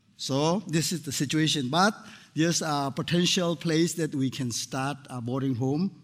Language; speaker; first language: English; non-native, fluent; Burmese